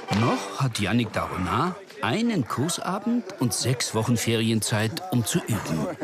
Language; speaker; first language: German; native; German